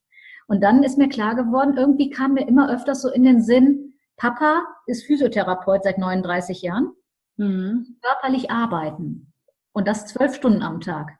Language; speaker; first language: German; native; German